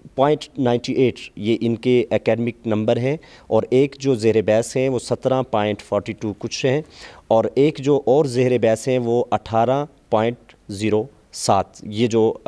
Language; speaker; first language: Urdu; non-native, local second language; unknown